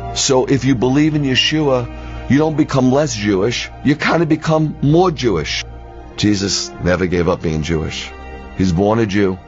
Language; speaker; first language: English; native; English